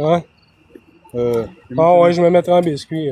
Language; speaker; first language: French; native; French